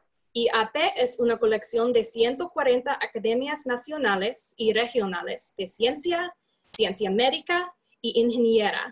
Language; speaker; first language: Spanish; non-native, fluent; English